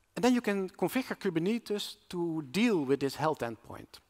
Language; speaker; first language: English; non-native, fluent; Dutch